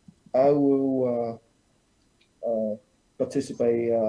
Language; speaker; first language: English; non-native, learner; Vietnamese